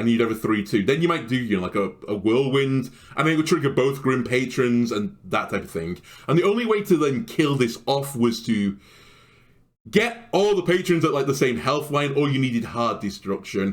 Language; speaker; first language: English; native; English